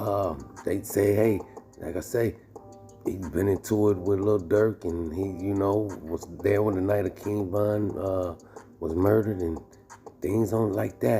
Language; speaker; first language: English; native; English